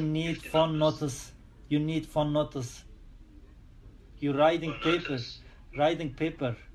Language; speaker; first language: English; non-native, learner; Turkish